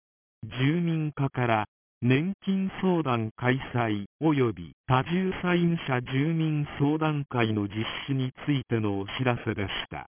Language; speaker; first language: Japanese; native; Japanese